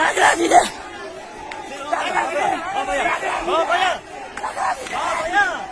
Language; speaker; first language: Portuguese; non-native, learner; Haitian Creole